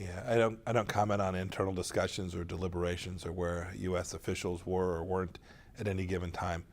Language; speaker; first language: English; native; English